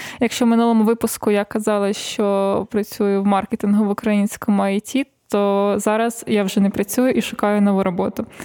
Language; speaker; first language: Ukrainian; native; Ukrainian